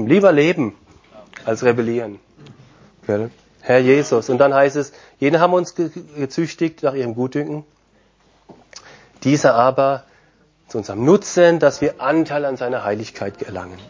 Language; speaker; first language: German; non-native, fluent; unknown